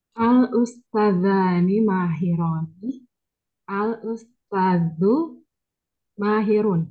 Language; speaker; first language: Arabic; non-native, learner; Indonesian